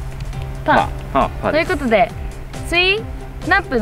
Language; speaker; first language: Japanese; native; Japanese